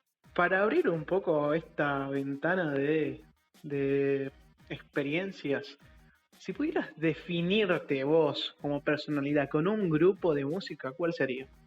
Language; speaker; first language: Spanish; native; Spanish